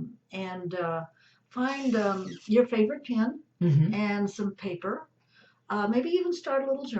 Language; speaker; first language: English; native; English